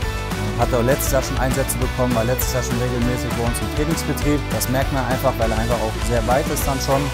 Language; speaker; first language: German; native; German